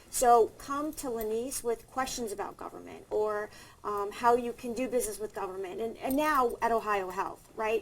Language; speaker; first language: English; native; English